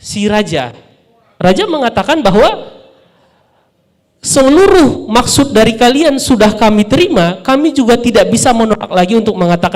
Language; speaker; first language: Indonesian; non-native, local second language; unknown